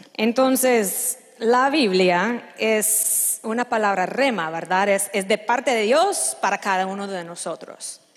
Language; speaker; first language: Spanish; non-native, fluent; English